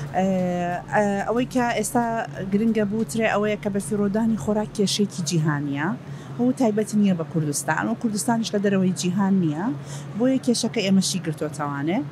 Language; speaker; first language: Central Kurdish; native; Central Kurdish